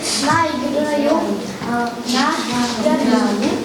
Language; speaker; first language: Russian; non-native, learner; Mongolian